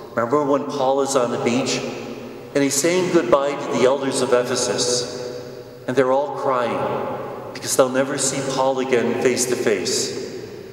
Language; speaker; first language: English; native; English